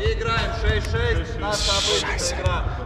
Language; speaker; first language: Russian; non-native, learner; Italian